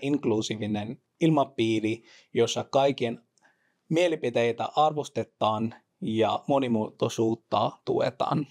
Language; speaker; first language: Finnish; non-native, fluent; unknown